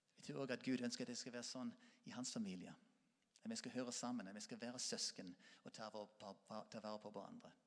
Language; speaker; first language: Norwegian; non-native, fluent; English